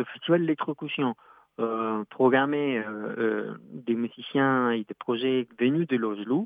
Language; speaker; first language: French; non-native, fluent; Spanish